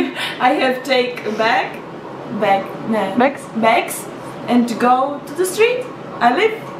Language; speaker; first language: English; non-native, learner; Czech